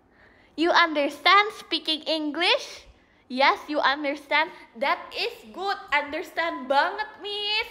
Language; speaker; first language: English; non-native, learner; Indonesian